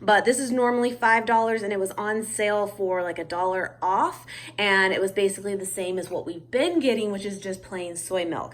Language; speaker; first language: English; native; English